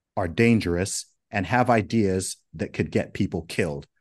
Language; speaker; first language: English; native; English